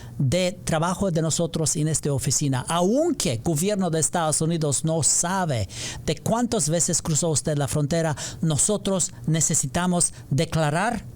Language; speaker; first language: Spanish; non-native, learner; English